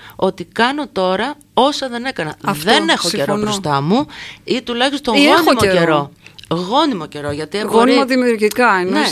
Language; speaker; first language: Greek; native; Greek